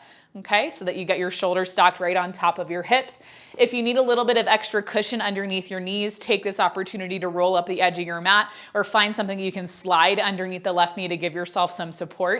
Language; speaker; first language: English; native; English